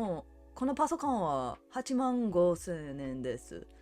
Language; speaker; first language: Japanese; non-native, learner; English